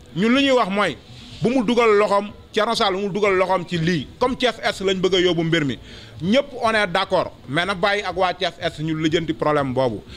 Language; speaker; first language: Wolof; native; Wolof